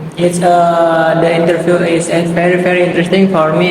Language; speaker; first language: English; non-native, learner; Indonesian